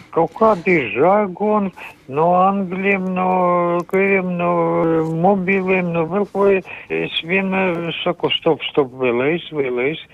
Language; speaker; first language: Latvian; non-native, local second language; Russian